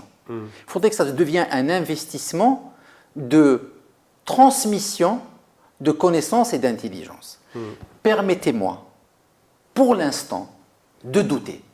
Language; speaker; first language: French; non-native, local second language; Arabic